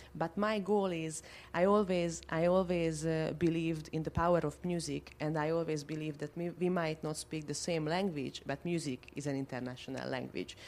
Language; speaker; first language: English; non-native, fluent; Hungarian